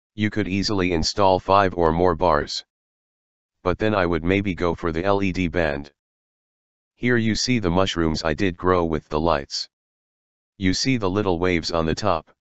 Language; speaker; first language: English; non-native, fluent; German